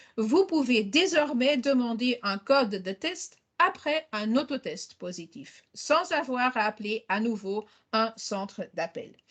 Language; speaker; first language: French; non-native, local second language; Dutch